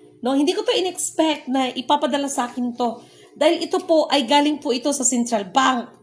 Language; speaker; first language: Filipino; non-native, local second language; Cebuano